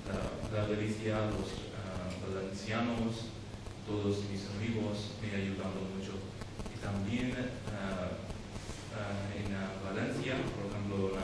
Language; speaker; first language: Spanish; non-native, learner; Urdu